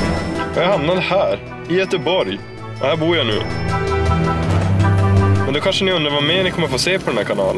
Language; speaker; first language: Swedish; native; Swedish